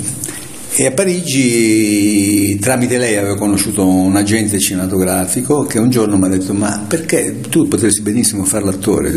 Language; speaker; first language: Italian; native; Italian